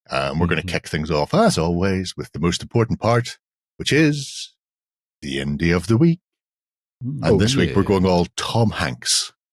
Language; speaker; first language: English; native; English